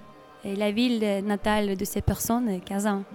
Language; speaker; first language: French; non-native, learner; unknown